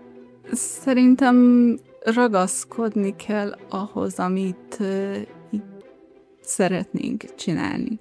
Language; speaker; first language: Hungarian; early bilingual, other home language; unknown